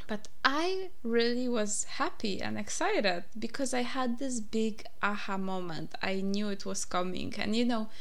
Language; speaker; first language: English; non-native, fluent; Polish